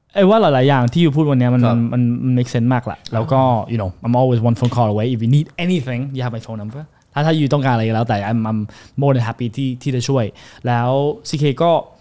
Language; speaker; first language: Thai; non-native, fluent; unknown